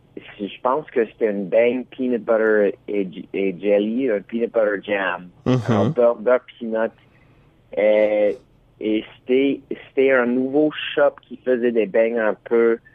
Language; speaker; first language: French; non-native, local second language; English